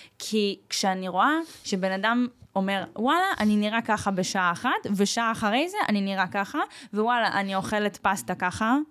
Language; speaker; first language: Hebrew; early bilingual, other home language; Russian